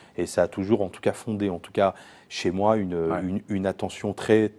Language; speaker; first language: French; native; French